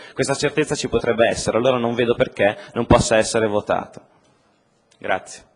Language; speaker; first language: Italian; native; Italian